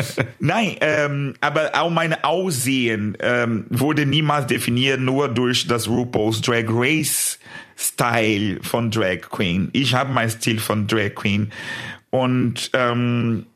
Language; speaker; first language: German; non-native, fluent; Portuguese